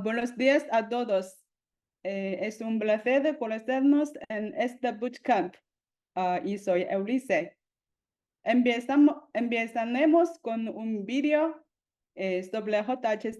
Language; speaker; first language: Spanish; non-native, fluent; Chinese